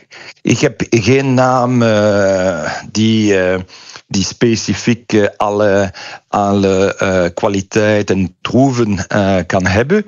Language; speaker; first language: Dutch; non-native, local second language; French